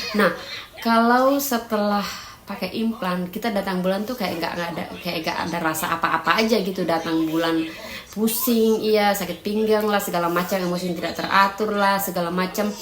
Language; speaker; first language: Indonesian; native; Indonesian